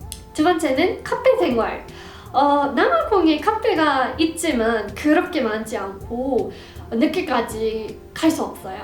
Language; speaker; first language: Korean; non-native, fluent; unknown